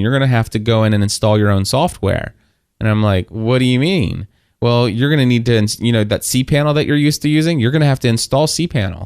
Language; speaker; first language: English; native; English